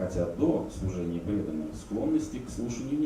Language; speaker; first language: Russian; native; Russian